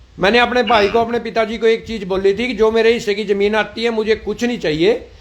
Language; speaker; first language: Hindi; native; Hindi